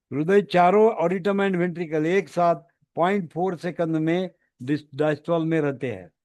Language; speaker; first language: Hindi; non-native, local second language; Marathi